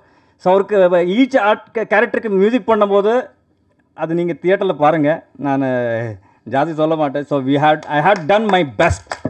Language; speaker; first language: Tamil; non-native, learner; Kannada